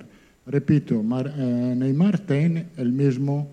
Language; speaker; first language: Portuguese; non-native, learner; Italian